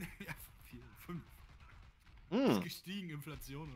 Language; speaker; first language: German; native; German